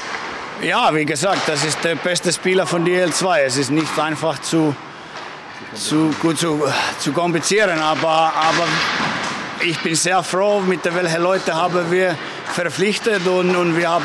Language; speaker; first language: German; non-native, fluent; Finnish